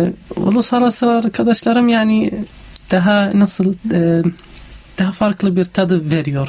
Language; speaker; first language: Turkish; non-native, learner; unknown